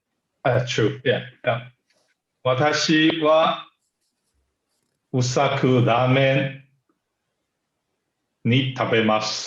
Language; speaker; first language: Japanese; non-native, learner; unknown